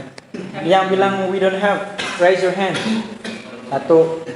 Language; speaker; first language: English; non-native, learner; Indonesian